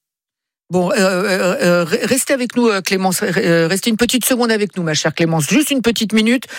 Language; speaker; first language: French; native; French